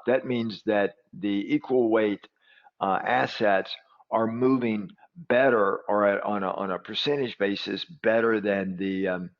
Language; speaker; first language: English; native; English